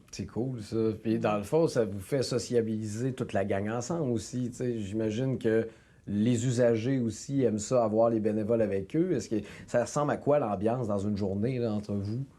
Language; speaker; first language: French; native; French